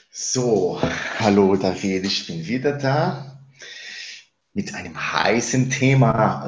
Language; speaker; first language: German; non-native, fluent; Spanish